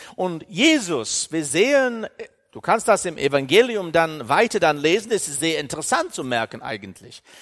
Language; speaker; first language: German; non-native, fluent; English